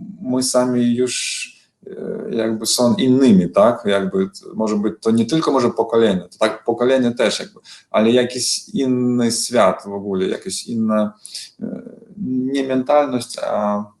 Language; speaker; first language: Polish; non-native, learner; Belarusian